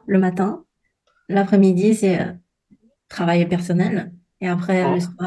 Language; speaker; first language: French; non-native, fluent; Chinese